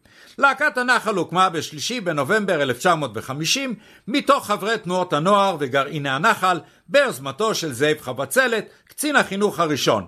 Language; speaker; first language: Hebrew; native; Hebrew